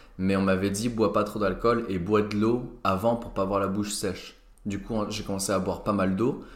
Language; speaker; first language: French; native; French